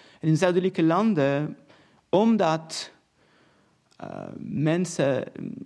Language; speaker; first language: Dutch; non-native, fluent; Portuguese